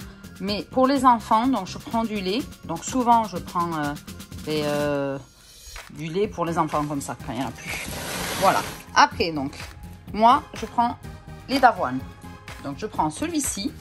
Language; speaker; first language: French; native; French